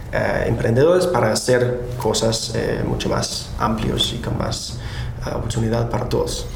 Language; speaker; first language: Spanish; non-native, fluent; Danish